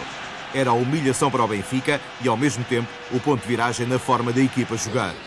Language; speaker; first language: Portuguese; native; Portuguese